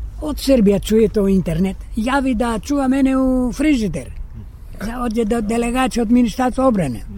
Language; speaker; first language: Serbian; early bilingual, heritage; Serbian